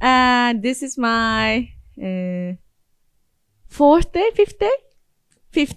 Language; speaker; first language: English; non-native, fluent; Japanese